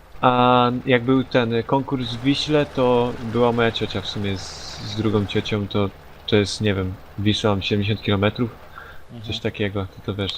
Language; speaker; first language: Polish; native; Polish